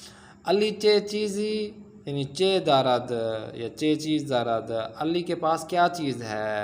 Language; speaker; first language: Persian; non-native, fluent; Urdu